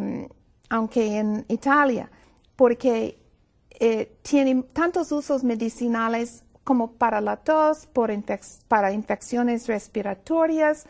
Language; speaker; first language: Spanish; non-native, fluent; English